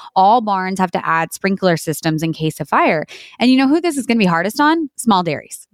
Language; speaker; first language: English; native; English